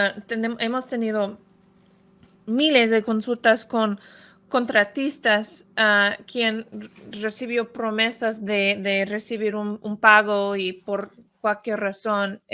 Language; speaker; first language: Spanish; non-native, fluent; English